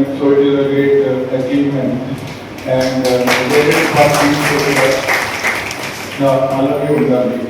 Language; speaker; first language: Telugu; non-native, fluent; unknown